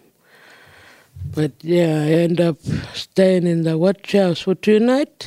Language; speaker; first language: English; non-native, local second language; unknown